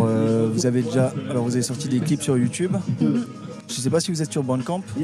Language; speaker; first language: French; native; French